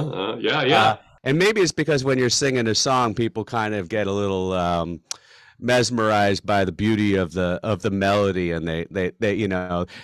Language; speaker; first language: English; native; English